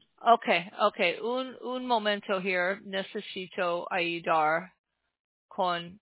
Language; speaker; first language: Spanish; non-native, learner; English